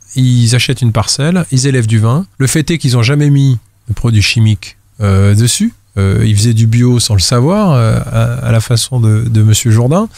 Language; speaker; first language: French; native; French